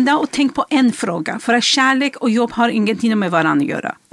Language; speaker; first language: Swedish; non-native, fluent; Persian